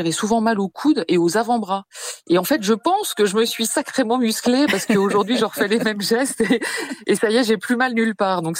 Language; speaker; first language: French; native; French